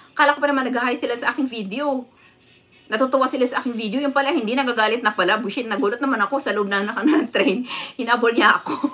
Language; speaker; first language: Filipino; non-native, local second language; Cebuano